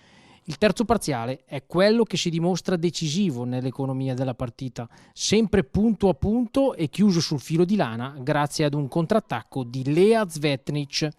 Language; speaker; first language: Italian; native; Italian